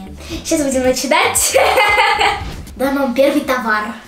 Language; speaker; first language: Russian; native; Russian